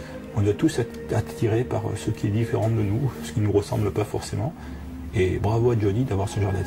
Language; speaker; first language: French; native; French